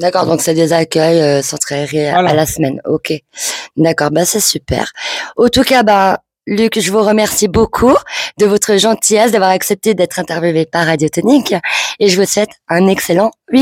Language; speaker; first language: French; native; French